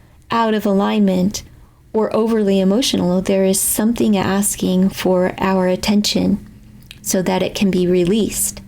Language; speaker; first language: English; native; English